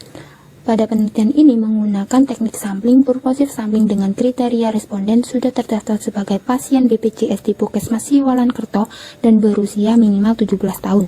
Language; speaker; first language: Indonesian; native; Indonesian